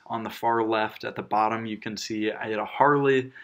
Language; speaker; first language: English; native; English